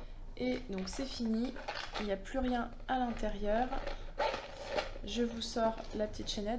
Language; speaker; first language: French; native; French